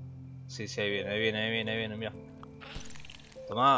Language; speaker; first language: Spanish; native; Spanish